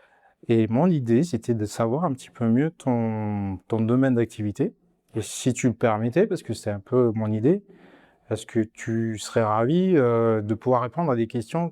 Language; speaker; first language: French; native; French